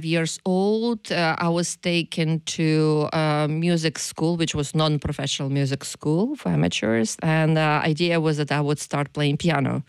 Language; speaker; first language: English; non-native, fluent; Ukrainian